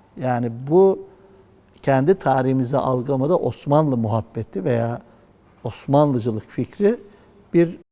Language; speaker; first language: Turkish; native; Turkish